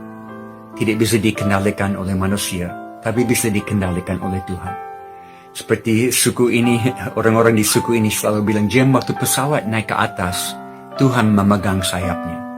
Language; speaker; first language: Indonesian; non-native, fluent; English